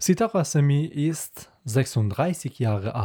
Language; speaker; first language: German; non-native, learner; Persian